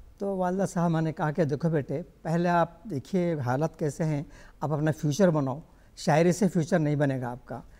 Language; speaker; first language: Urdu; native; Urdu